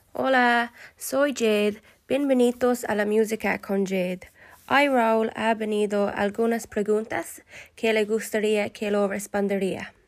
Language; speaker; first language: Spanish; non-native, learner; English